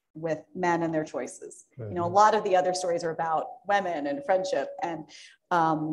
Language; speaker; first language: English; native; English